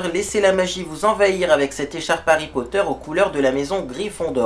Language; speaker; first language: French; native; French